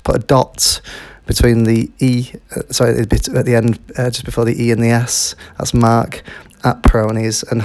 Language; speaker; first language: English; native; English